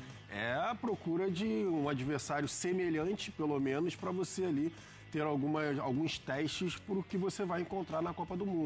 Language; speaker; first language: Portuguese; native; Portuguese